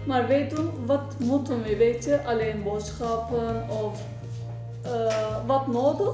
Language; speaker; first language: Dutch; non-native, learner; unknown